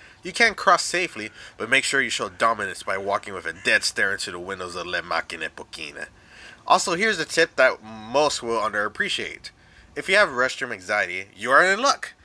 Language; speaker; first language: English; native; English